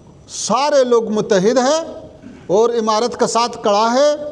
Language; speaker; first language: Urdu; non-native, learner; Pashto